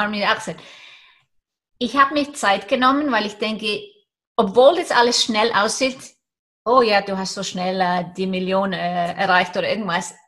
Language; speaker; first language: German; non-native, fluent; Icelandic